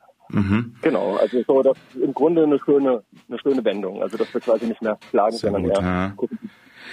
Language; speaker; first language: German; native; German